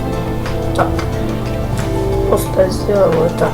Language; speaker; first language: Russian; early bilingual, heritage; Russian